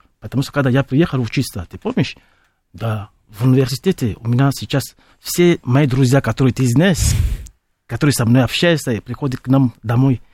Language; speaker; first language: Russian; non-native, fluent; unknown